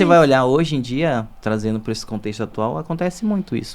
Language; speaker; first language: Portuguese; native; Portuguese